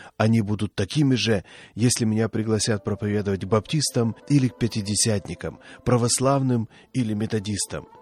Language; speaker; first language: Russian; non-native, fluent; Swedish